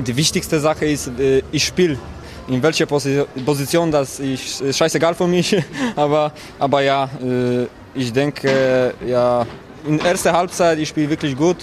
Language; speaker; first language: German; non-native, learner; Polish